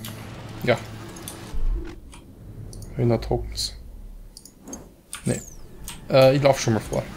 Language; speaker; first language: German; native; German